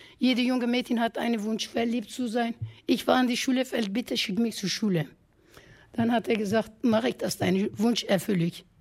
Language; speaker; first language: German; non-native, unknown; Kurdish